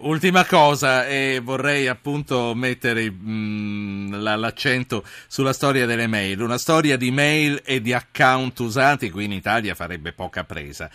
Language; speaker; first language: Italian; native; Italian